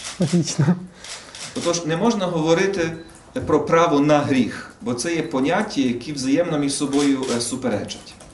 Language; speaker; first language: Ukrainian; native; Ukrainian